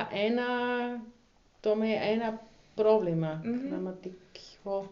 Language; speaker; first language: Greek; non-native, learner; German